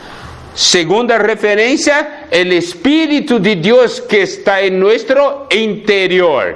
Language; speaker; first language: Spanish; non-native, fluent; Portuguese